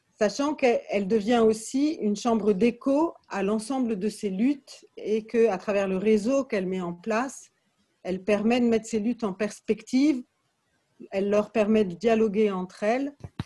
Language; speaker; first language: French; native; French